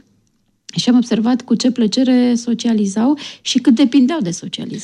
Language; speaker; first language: Romanian; native; Romanian